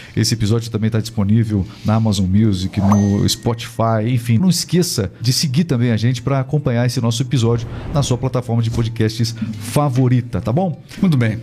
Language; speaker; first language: Portuguese; native; Portuguese